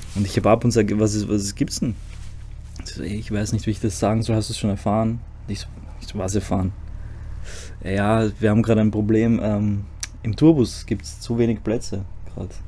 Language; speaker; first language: German; early bilingual, other home language; Croatian